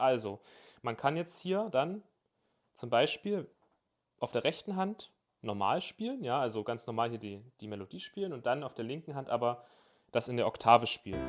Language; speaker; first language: German; native; German